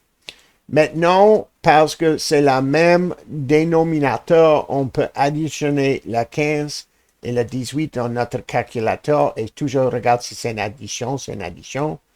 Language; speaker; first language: French; non-native, learner; English